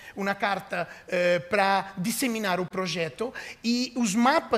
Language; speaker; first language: Portuguese; non-native, fluent; Italian